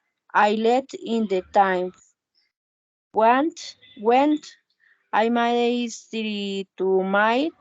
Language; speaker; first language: English; non-native, learner; Spanish